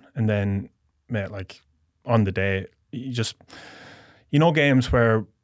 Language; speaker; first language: English; native; English